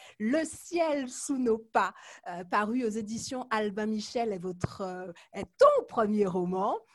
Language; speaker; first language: French; native; French